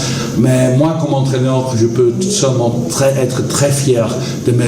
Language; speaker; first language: French; non-native, fluent; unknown